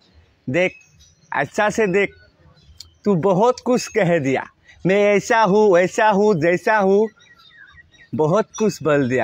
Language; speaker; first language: Hindi; non-native, local second language; Bangla